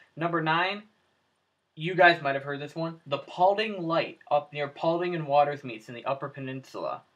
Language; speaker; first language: English; native; English